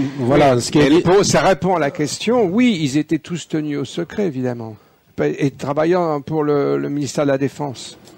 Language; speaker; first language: French; native; French